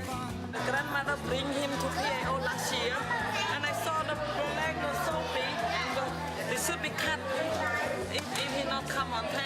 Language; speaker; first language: English; non-native, learner; Khmer